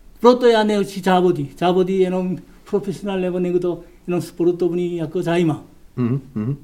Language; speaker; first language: Czech; non-native, learner; Korean